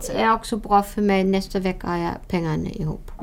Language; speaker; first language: Swedish; non-native, fluent; German